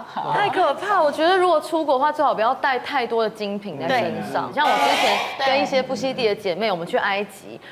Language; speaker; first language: Chinese; native; Chinese